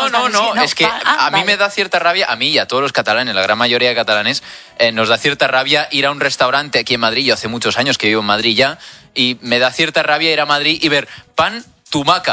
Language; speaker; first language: Spanish; non-native, local second language; Catalan